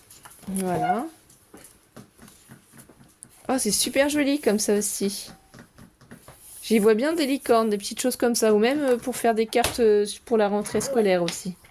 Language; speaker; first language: French; native; French